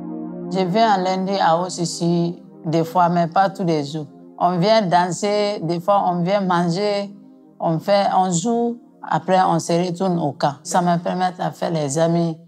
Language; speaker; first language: French; non-native, local second language; Mandingo